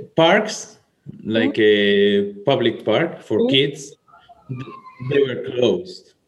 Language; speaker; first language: English; non-native, fluent; Spanish